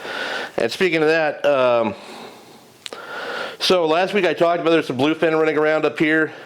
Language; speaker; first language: English; native; English